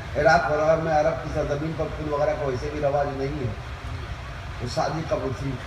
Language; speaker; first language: Urdu; native; Urdu